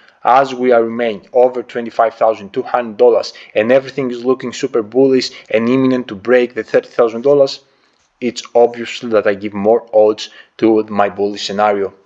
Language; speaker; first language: English; non-native, fluent; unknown